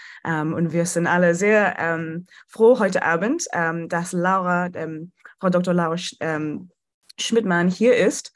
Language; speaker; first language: German; non-native, learner; English